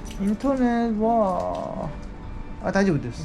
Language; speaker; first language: Japanese; non-native, learner; Korean